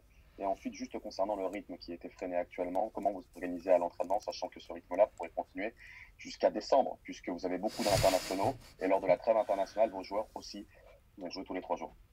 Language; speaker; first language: French; native; French